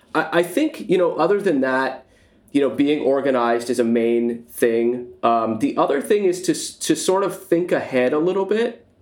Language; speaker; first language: English; native; English